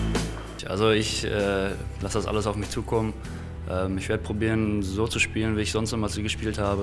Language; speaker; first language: German; native; German